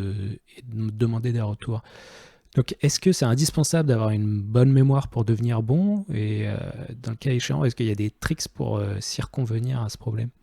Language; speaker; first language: French; native; French